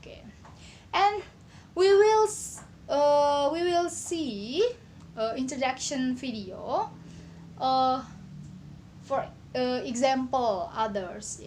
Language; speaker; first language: English; non-native, learner; Indonesian